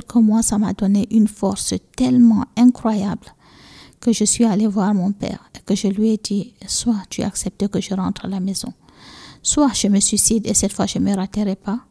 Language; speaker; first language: French; non-native, local second language; Fula